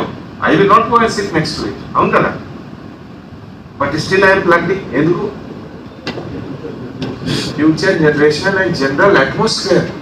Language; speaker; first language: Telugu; non-native, fluent; Hindi